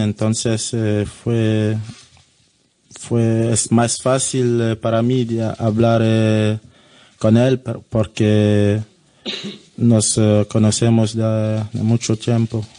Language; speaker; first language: Spanish; non-native, learner; French